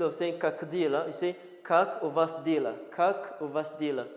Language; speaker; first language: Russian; non-native, learner; Kinyarwanda